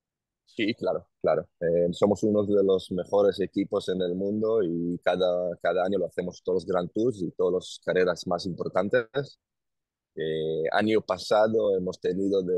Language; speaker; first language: Spanish; non-native, learner; Hebrew